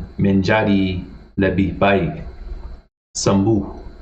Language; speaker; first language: Indonesian; non-native, learner; English